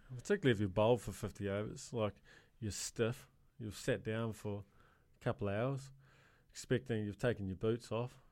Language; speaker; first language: English; native; English